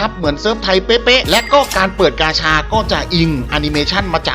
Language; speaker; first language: Thai; native; Thai